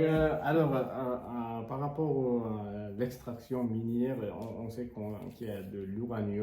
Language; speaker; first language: French; non-native, fluent; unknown